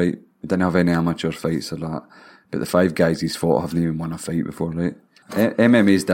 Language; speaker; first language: English; native; English